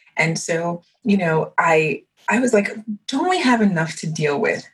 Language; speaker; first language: English; early bilingual, other home language; French